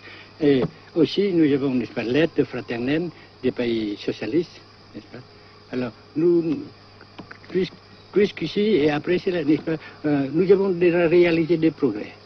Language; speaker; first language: French; non-native, fluent; Vietnamese